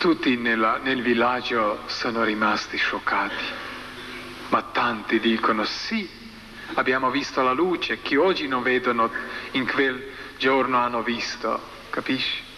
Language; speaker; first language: Italian; non-native, learner; Croatian